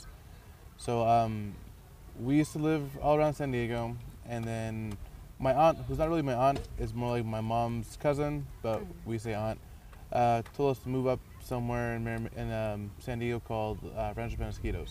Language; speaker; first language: English; early bilingual, other home language; Persian